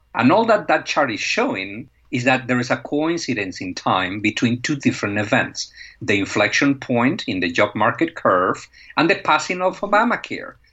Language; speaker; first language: English; non-native, fluent; Spanish